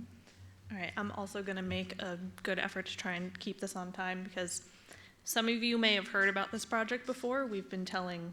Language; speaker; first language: English; native; English